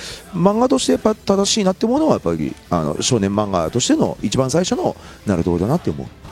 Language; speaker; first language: Japanese; native; Japanese